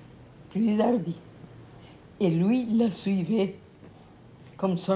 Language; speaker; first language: French; non-native, fluent; Spanish